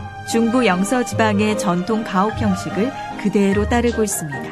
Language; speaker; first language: Korean; native; Korean